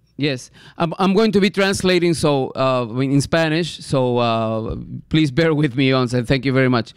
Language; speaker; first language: English; non-native, fluent; Spanish